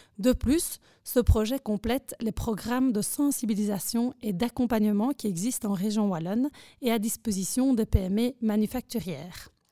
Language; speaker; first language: French; native; French